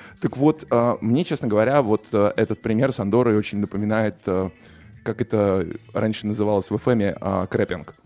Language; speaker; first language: Russian; native; Russian